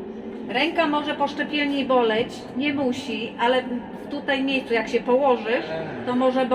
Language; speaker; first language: Polish; native; Polish